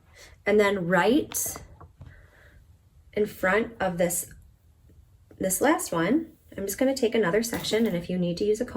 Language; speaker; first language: English; native; English